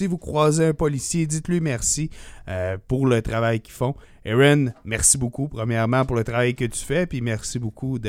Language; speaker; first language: French; native; French